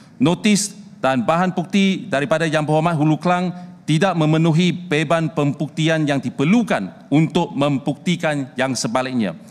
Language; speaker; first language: Malay; non-native, local second language; Chinese